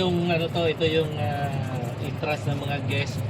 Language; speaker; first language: Filipino; native; Filipino